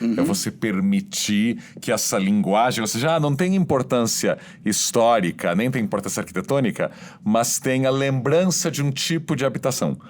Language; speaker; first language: Portuguese; native; Portuguese